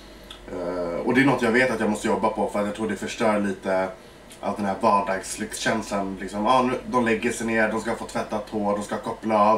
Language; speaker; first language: Swedish; early bilingual, other home language; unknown